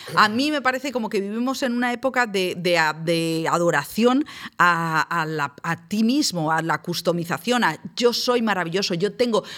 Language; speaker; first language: Spanish; native; Spanish